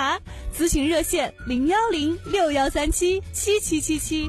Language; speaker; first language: Chinese; native; Chinese